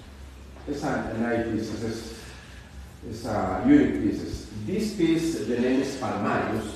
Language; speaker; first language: English; non-native, learner; Spanish